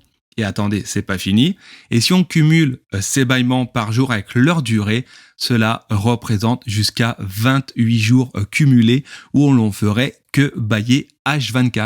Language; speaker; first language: French; native; French